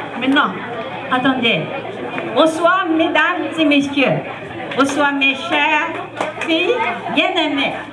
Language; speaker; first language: French; non-native, fluent; Vietnamese